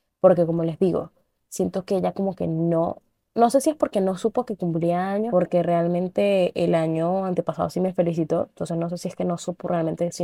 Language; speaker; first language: Spanish; native; Spanish